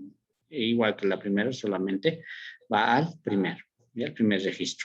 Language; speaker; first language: Spanish; native; Spanish